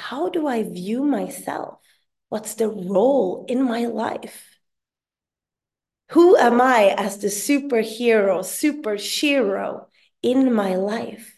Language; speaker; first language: English; non-native, fluent; Swedish